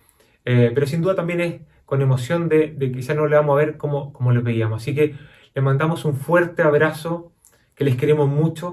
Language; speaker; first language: Spanish; native; Spanish